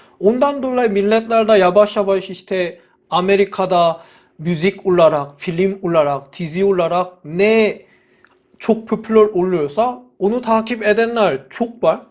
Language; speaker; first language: Turkish; non-native, fluent; Korean